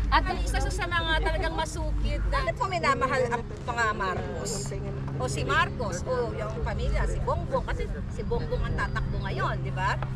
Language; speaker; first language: Filipino; native; Filipino